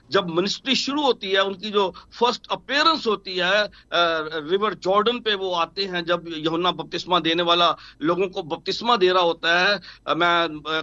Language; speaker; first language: Urdu; non-native, local second language; Punjabi